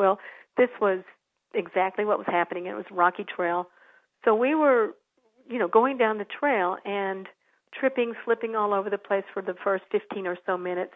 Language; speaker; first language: English; native; English